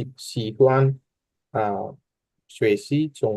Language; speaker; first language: Chinese; non-native, learner; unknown